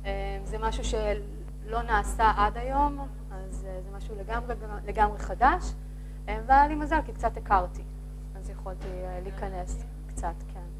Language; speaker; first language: Hebrew; native; Hebrew